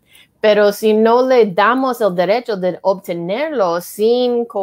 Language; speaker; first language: Spanish; non-native, learner; English